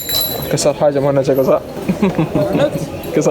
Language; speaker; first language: Arabic; native; Arabic